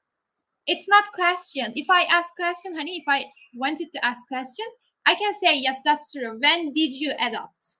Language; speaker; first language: English; non-native, fluent; Turkish